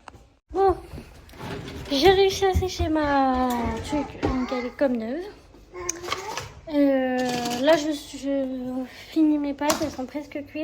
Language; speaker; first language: French; native; French